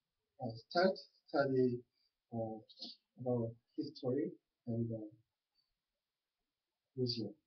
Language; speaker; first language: English; non-native, learner; Korean